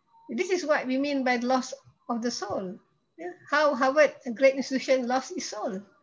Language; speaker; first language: English; non-native, local second language; Malay